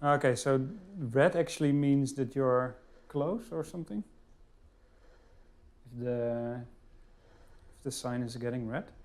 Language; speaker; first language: English; non-native, fluent; Dutch